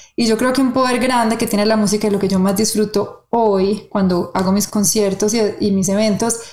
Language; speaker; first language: Spanish; native; Spanish